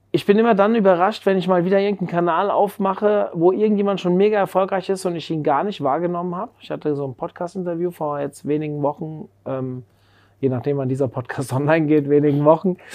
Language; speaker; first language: German; native; German